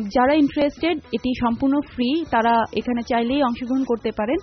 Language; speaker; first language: Bangla; native; Bangla